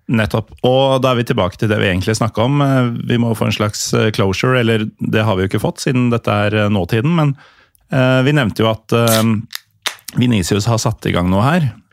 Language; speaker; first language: Norwegian; native; Norwegian